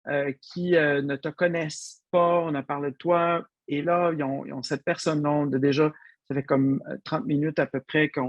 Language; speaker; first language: French; native; French